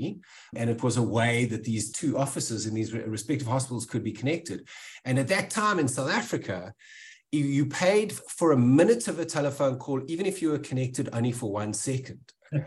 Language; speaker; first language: English; native; English